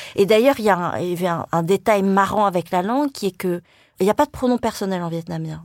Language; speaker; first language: French; early bilingual, other home language; Vietnamese